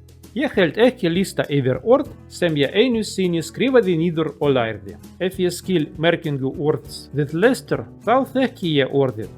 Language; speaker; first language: Icelandic; non-native, learner; Russian